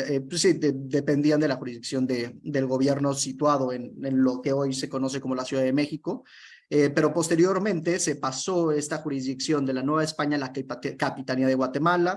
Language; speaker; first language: Spanish; native; Spanish